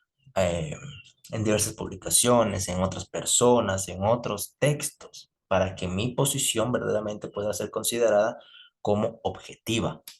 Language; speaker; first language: Spanish; native; Spanish